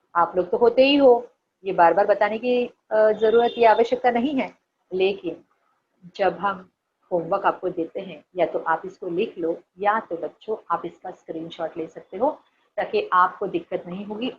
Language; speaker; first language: Hindi; non-native, local second language; Marathi